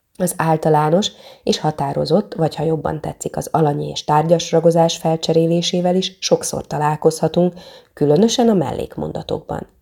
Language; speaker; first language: Hungarian; native; Hungarian